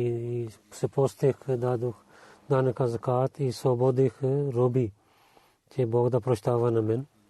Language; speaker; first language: Bulgarian; non-native, learner; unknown